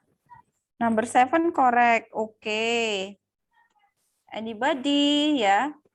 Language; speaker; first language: English; non-native, local second language; Indonesian